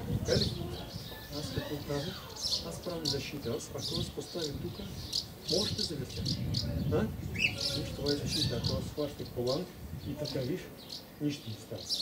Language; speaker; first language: Bulgarian; non-native, learner; Russian